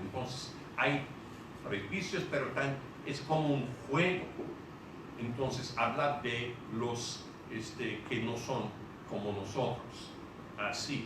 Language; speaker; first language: Spanish; non-native, fluent; English